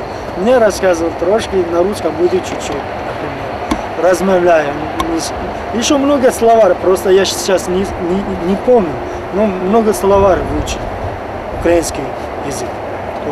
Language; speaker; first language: Ukrainian; non-native, learner; Turkish